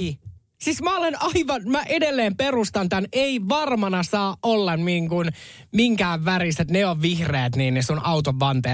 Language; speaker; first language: Finnish; native; Finnish